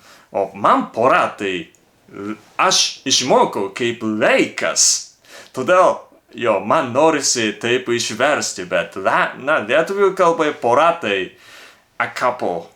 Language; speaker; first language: Lithuanian; non-native, fluent; Japanese